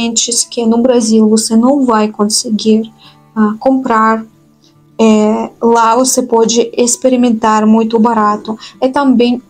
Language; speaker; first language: Portuguese; non-native, fluent; Russian